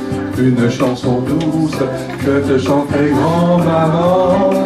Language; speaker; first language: French; native; French